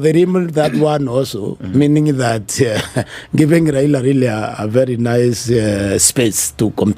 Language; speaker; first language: English; non-native, local second language; Meru